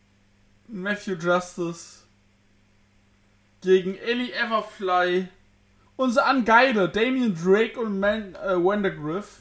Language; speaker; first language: German; native; German